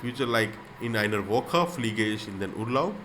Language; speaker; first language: German; non-native, fluent; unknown